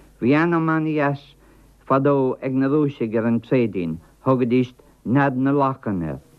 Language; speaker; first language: Irish; non-native, local second language; English